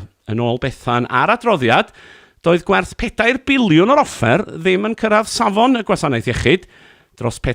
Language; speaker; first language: Welsh; native; Welsh